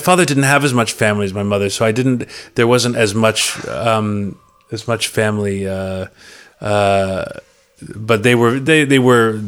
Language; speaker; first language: English; native; English